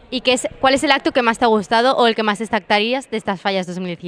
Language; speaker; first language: Spanish; native; Spanish